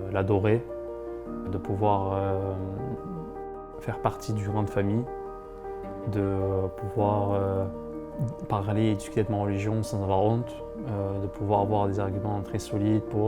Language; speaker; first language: French; non-native, fluent; Arabic